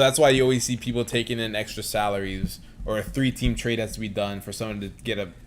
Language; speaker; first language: English; native; English